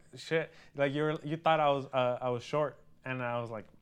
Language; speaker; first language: English; early bilingual, other home language; Spanish